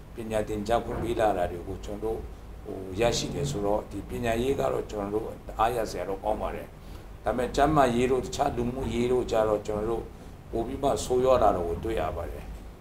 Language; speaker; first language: Burmese; non-native, local second language; Kachin